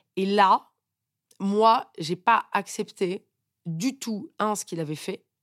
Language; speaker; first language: French; native; French